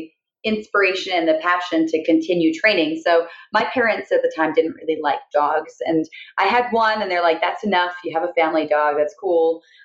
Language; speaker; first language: English; native; English